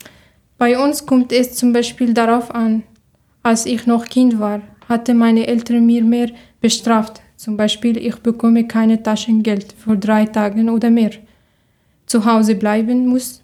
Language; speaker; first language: German; non-native, learner; Arabic